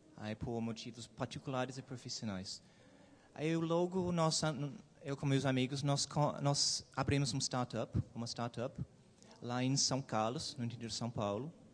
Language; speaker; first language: Portuguese; non-native, fluent; English